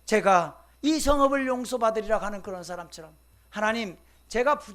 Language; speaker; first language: Korean; native; Korean